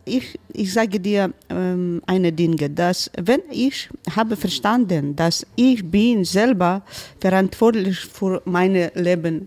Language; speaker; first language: German; non-native, learner; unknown